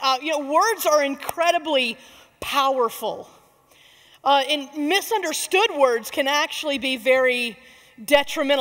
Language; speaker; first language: English; native; English